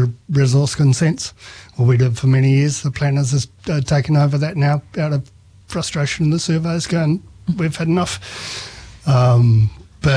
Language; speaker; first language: English; native; English